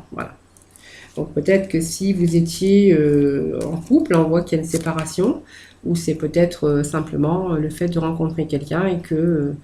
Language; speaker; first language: French; native; French